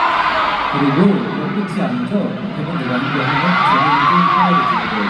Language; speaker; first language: Korean; non-native, learner; Filipino